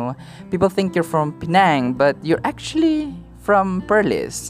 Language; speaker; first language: English; non-native, local second language; Malay